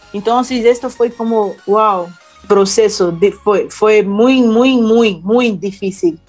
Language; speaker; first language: Spanish; non-native, learner; Portuguese